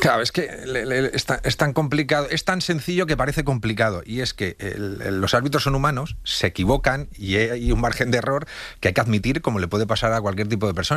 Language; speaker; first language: Spanish; native; Spanish